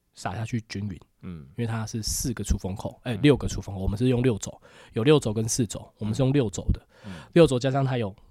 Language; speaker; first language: Chinese; native; Chinese